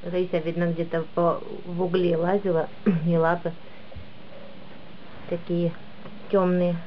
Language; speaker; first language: Russian; native; Russian